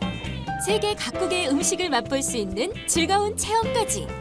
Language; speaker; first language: Korean; native; Korean